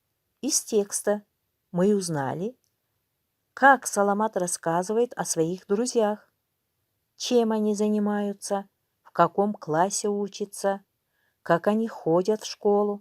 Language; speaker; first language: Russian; non-native, local second language; Kyrgyz